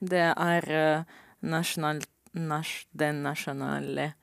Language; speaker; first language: Norwegian; non-native, learner; Romanian